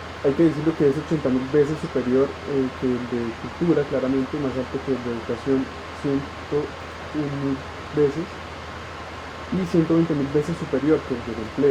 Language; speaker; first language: Spanish; native; Spanish